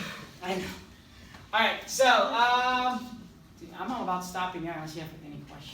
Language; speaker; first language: English; native; English